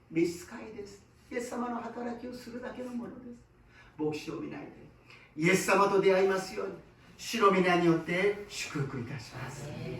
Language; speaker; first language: Japanese; non-native, fluent; Korean